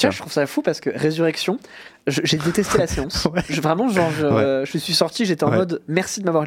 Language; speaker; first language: French; native; French